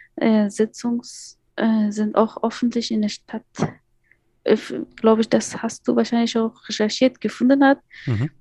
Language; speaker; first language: German; non-native, fluent; Persian